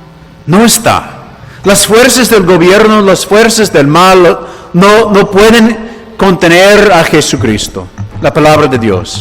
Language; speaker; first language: Spanish; non-native, fluent; English